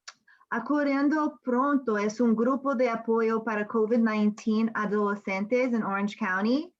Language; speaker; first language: Spanish; non-native, learner; English